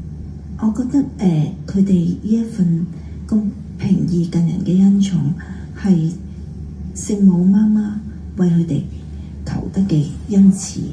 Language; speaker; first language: Cantonese; native; Cantonese